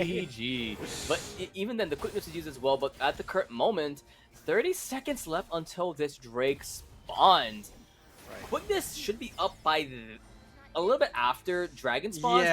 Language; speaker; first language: English; native; English